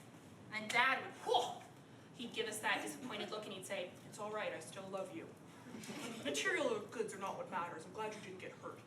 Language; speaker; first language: English; native; English